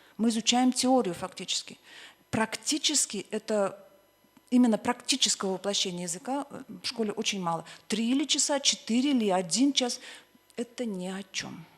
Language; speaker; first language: Russian; native; Russian